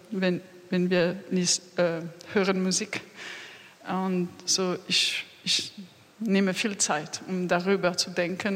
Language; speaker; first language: German; non-native, learner; French